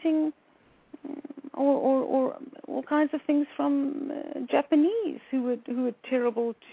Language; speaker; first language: English; native; English